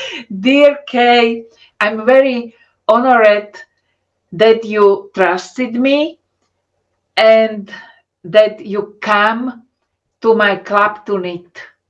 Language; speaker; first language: English; non-native, learner; Slovak